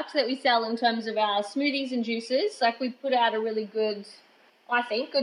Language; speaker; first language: English; native; English